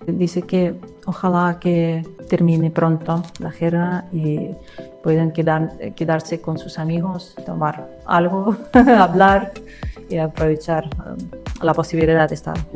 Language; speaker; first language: Spanish; non-native, learner; Russian